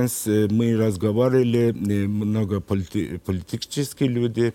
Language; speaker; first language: Russian; non-native, learner; Turkish